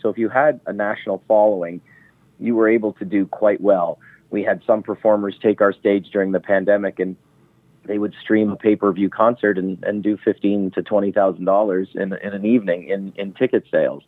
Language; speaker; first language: English; native; English